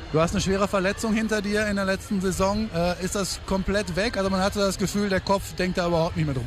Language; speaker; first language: German; native; German